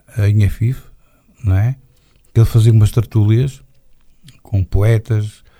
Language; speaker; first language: Portuguese; native; Portuguese